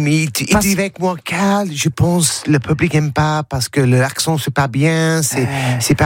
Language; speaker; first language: French; non-native, learner; English